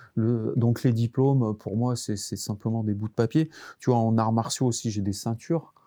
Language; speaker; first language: French; native; French